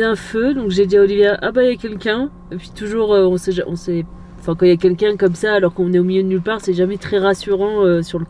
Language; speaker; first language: French; native; French